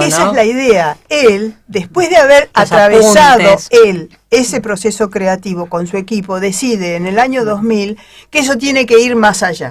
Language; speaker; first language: Spanish; native; Spanish